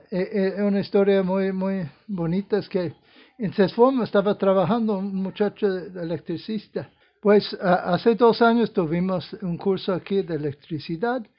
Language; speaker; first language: Spanish; non-native, fluent; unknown